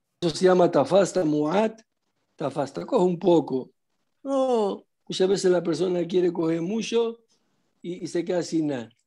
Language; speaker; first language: Spanish; non-native, fluent; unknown